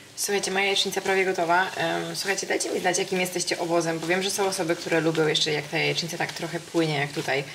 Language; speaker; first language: Polish; native; Polish